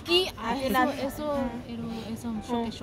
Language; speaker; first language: Spanish; non-native, learner; Korean